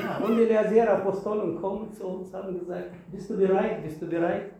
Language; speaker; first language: German; non-native, learner; Russian